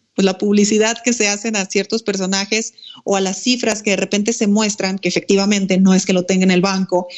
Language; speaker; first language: Spanish; native; Spanish